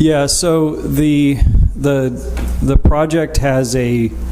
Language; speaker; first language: English; native; English